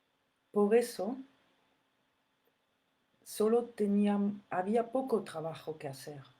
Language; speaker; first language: Spanish; non-native, fluent; French